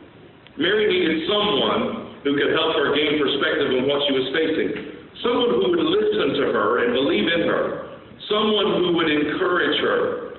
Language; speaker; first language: English; native; English